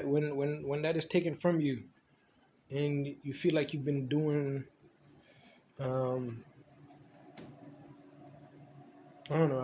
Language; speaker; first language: English; native; English